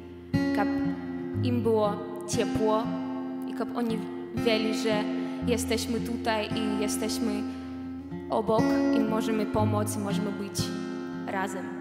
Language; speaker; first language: Polish; non-native, learner; Belarusian